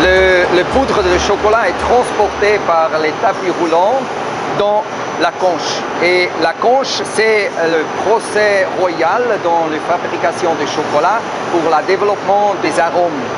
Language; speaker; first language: French; non-native, local second language; German